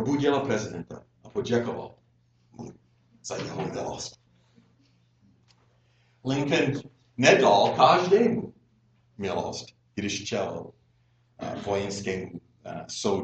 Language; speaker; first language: Czech; non-native, fluent; English